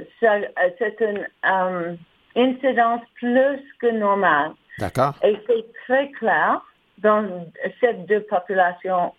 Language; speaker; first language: French; non-native, learner; English